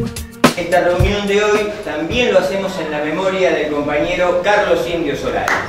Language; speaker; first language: Spanish; native; Spanish